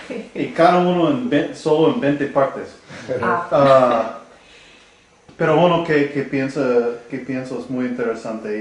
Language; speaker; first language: Spanish; non-native, learner; English